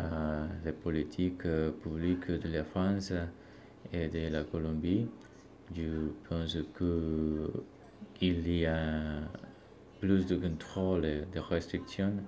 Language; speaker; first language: French; non-native, learner; Spanish